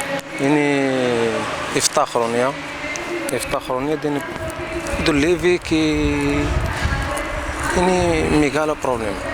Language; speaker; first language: Greek; non-native, learner; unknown